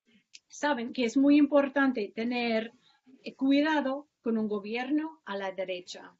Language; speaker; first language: Spanish; non-native, fluent; English